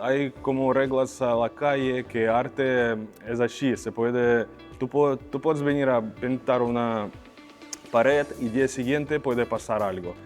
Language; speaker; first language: Spanish; non-native, learner; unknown